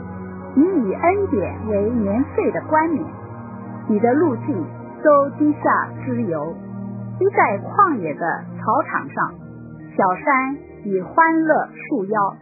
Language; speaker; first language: Chinese; native; Chinese